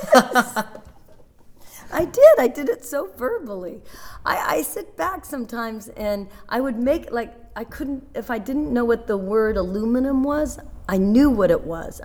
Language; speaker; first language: English; native; English